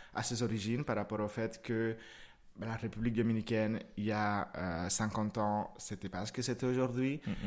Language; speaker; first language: French; non-native, fluent; Spanish